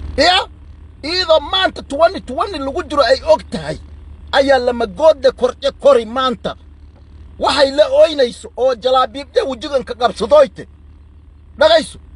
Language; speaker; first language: Somali; native; Somali